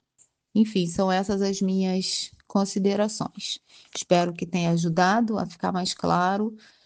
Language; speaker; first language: Portuguese; native; Portuguese